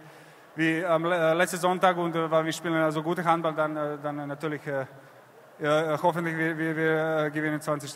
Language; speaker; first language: German; non-native, learner; Serbian